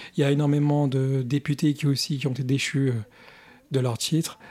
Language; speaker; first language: French; early bilingual, other home language; Kurdish